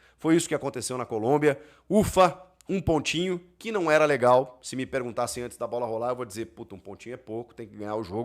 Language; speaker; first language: Portuguese; native; Portuguese